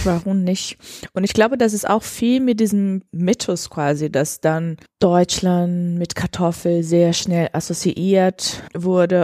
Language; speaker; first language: German; non-native, fluent; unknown